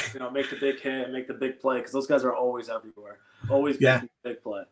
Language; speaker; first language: English; native; English